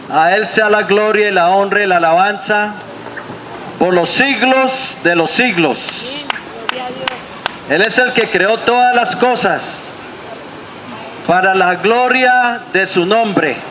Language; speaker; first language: Spanish; native; Spanish